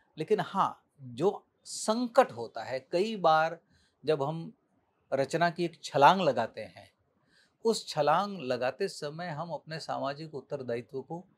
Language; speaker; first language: Hindi; native; Hindi